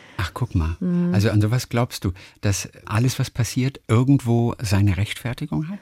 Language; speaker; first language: German; native; German